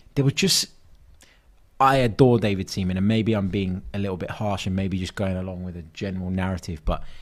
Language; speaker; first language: English; native; English